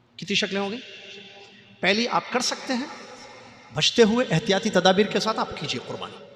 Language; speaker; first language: Urdu; native; Urdu